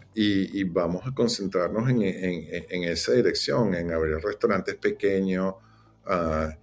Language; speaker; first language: Spanish; native; Spanish